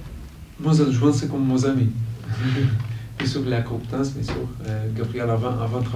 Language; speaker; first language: French; non-native, fluent; Portuguese